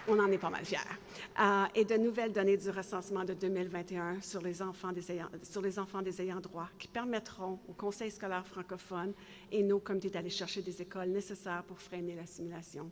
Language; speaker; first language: French; native; French